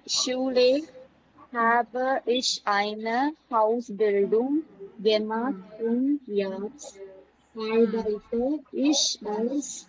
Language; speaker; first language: German; non-native, learner; Tamil